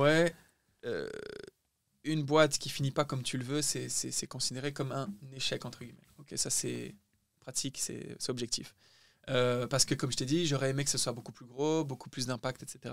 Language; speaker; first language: French; native; French